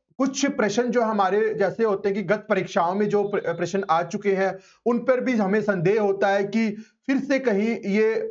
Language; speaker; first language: Hindi; non-native, local second language; Punjabi